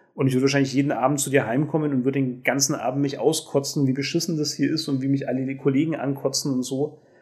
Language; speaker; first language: German; native; German